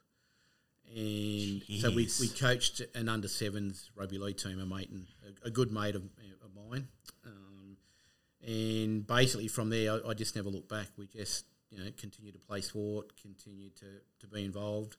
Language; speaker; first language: English; native; English